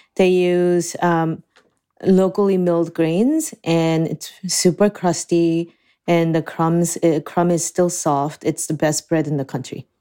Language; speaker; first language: English; non-native, fluent; Korean